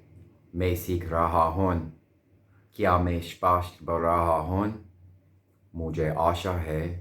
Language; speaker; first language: Hindi; non-native, learner; English